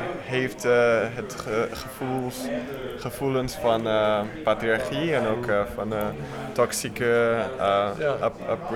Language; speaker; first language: Dutch; non-native, learner; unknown